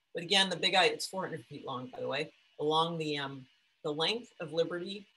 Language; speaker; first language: English; native; English